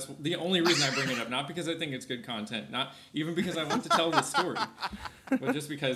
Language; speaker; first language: English; native; English